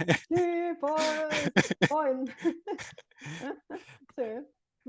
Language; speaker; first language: Italian; non-native, fluent; Bulgarian